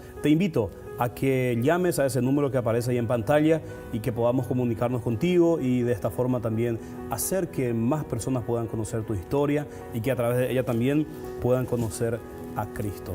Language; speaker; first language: Spanish; native; Spanish